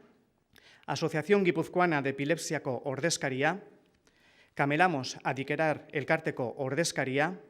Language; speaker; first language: Basque; native; Basque